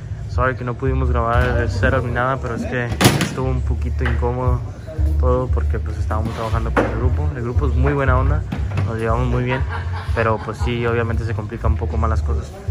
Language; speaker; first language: Spanish; early bilingual, heritage; Spanish